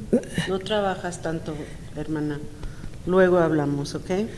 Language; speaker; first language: Spanish; non-native, fluent; English